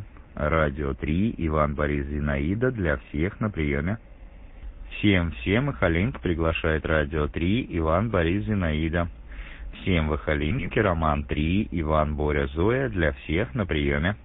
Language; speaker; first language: Russian; native; Russian